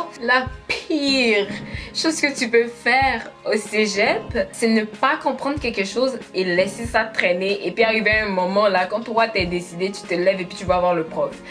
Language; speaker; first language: French; native; French